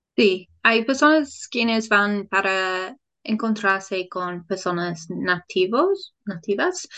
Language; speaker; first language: Spanish; non-native, fluent; English